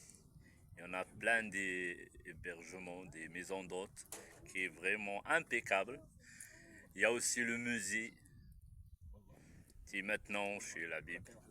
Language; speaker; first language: French; non-native, local second language; Arabic